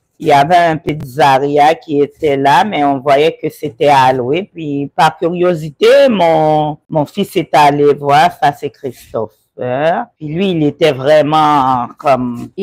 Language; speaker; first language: French; non-native, local second language; Haitian Creole